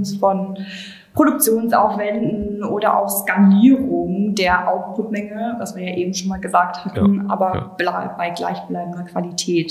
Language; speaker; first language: German; native; German